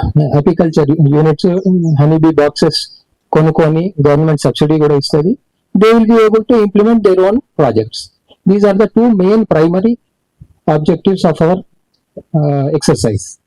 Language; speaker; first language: Telugu; native; Telugu